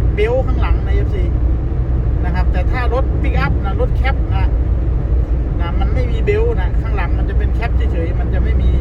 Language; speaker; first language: Thai; non-native, local second language; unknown